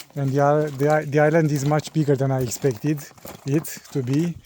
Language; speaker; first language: English; non-native, learner; Romanian